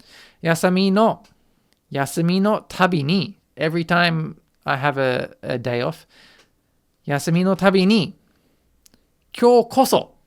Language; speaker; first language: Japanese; non-native, fluent; English